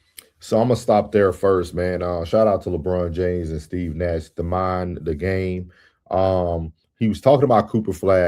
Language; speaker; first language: English; native; English